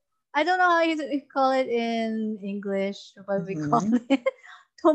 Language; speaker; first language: English; non-native, local second language; Filipino